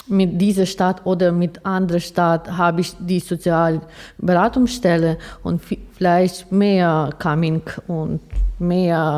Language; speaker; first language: German; non-native, learner; Ukrainian